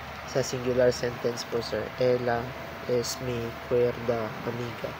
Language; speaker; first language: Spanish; non-native, learner; Filipino